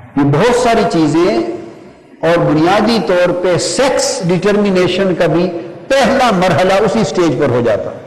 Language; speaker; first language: Urdu; non-native, local second language; Punjabi